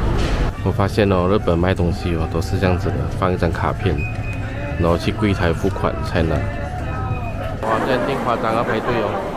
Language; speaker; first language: Chinese; native; Chinese